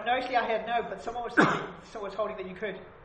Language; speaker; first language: English; native; English